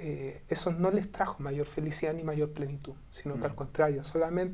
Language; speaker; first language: Spanish; native; Spanish